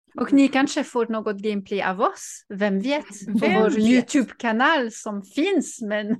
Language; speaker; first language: Swedish; non-native, fluent; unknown